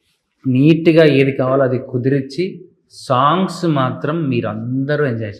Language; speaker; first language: Telugu; native; Telugu